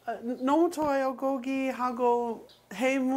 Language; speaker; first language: Korean; non-native, learner; English